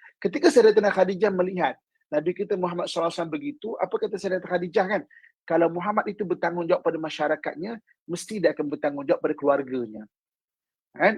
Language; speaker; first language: Malay; native; Malay